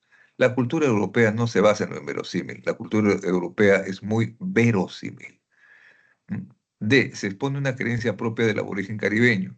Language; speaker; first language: Spanish; native; Spanish